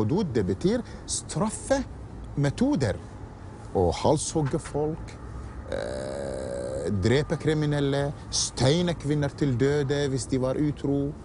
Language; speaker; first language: Norwegian; non-native, fluent; Arabic